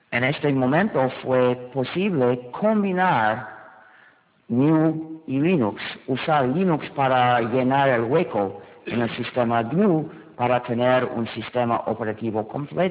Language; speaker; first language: Spanish; non-native, fluent; English